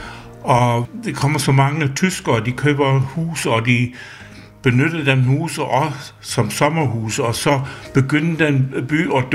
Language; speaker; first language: Danish; non-native, fluent; German